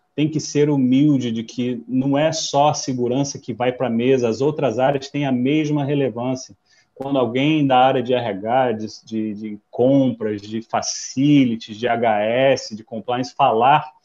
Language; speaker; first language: Portuguese; non-native, fluent; English